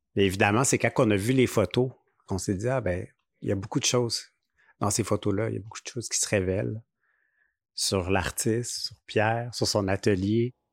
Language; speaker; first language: French; native; French